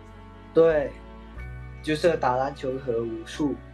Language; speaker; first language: Chinese; non-native, learner; Indonesian